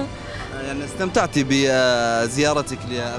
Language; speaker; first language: Arabic; native; Arabic